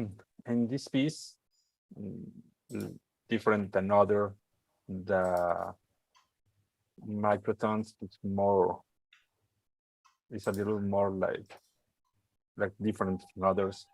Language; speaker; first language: English; non-native, learner; Spanish